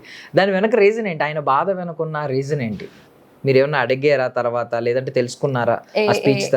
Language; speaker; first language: Telugu; native; Telugu